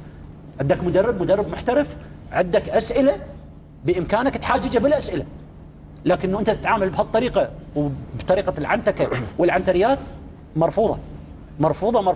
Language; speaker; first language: Arabic; native; Arabic